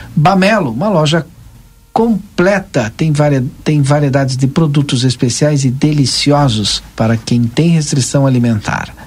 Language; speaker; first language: Portuguese; native; Portuguese